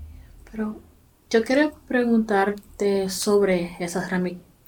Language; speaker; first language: Spanish; non-native, learner; English